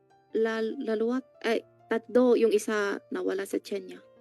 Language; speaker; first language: Filipino; non-native, learner; Chinese